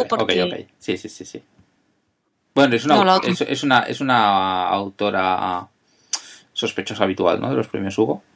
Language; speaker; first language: Spanish; native; Spanish